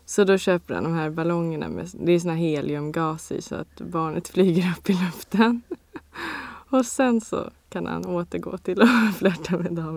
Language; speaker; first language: Swedish; native; Swedish